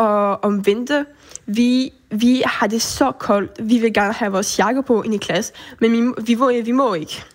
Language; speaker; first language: Danish; early bilingual, heritage; French